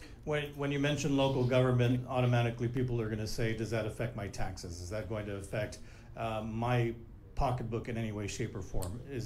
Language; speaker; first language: English; native; English